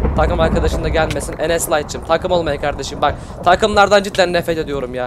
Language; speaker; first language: Turkish; native; Turkish